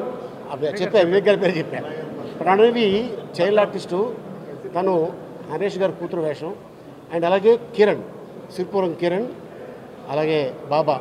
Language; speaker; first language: Telugu; native; Telugu